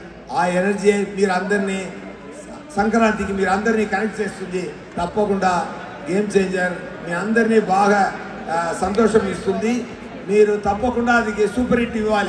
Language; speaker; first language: Telugu; non-native, learner; Tamil